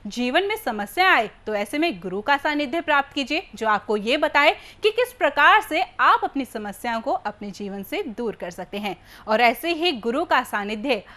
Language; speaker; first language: Hindi; native; Hindi